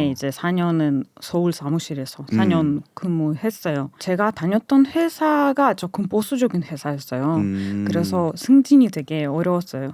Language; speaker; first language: Korean; non-native, fluent; Russian